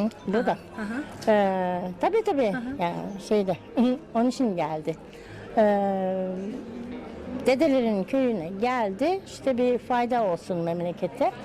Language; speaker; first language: Turkish; non-native, fluent; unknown